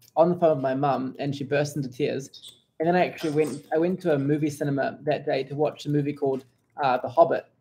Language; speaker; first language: English; native; English